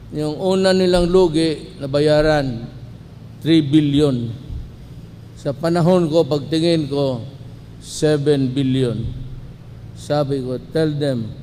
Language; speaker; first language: Filipino; non-native, local second language; Cebuano